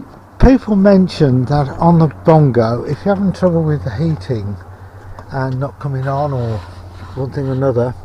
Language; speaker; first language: English; native; English